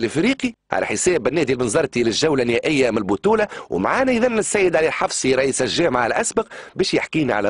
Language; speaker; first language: Arabic; native; Arabic